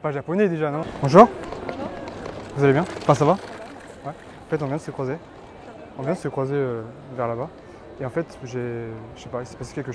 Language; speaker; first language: French; native; French